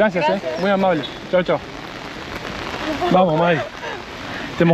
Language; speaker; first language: Spanish; native; Spanish